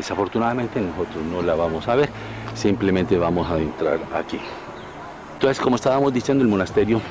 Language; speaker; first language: Spanish; native; Spanish